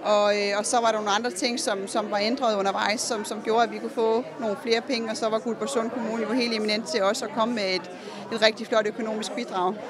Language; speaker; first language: Danish; native; Danish